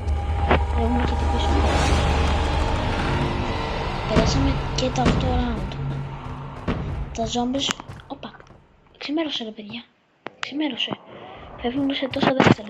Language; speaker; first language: Greek; native; Greek